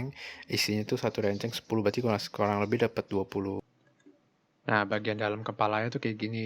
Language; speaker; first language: Indonesian; native; Indonesian